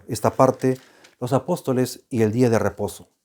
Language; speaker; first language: Spanish; native; Spanish